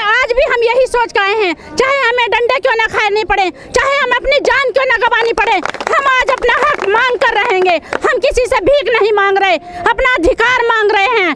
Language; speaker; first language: Hindi; native; Hindi